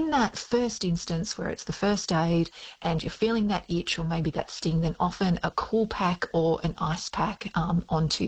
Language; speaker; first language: English; native; English